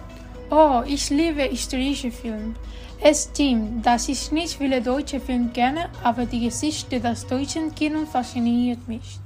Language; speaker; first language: German; non-native, learner; Spanish